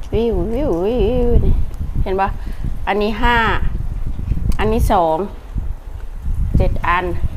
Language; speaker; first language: Thai; native; Thai